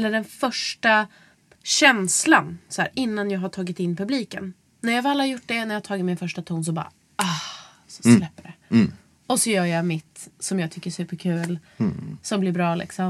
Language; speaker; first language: Swedish; native; Swedish